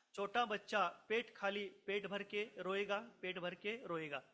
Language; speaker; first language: Hindi; non-native, local second language; Marathi